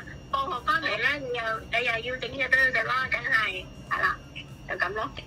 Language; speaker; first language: Cantonese; native; Cantonese